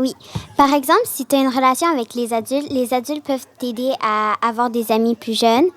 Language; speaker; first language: French; early bilingual, other home language; Arabic